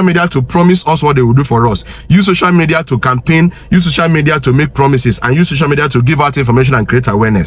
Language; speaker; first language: English; non-native, local second language; Igbo